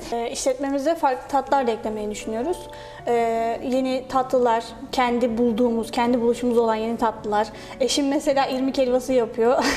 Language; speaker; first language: Turkish; native; Turkish